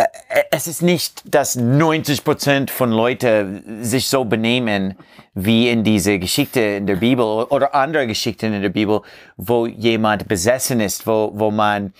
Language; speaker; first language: German; non-native, learner; English